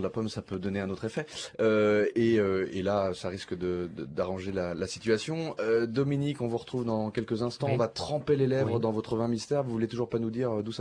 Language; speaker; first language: French; native; French